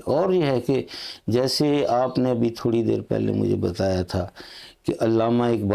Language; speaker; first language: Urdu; non-native, local second language; Punjabi